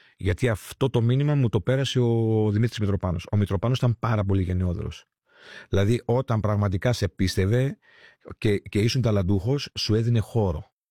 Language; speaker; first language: Greek; early bilingual, heritage; Greek